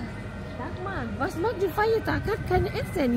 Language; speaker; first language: German; non-native, learner; Turkish